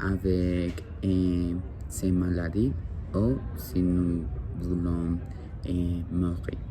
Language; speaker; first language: French; non-native, learner; Spanish